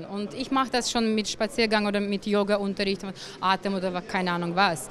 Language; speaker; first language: German; non-native, fluent; Russian